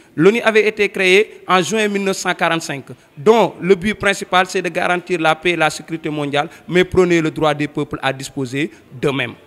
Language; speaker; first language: French; non-native, local second language; Wolof